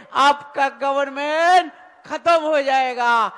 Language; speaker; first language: Hindi; non-native, local second language; Bangla